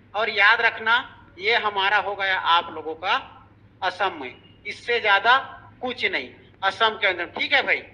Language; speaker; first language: Hindi; native; Hindi